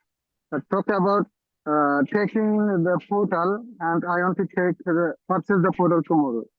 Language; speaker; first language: English; non-native, learner; Bangla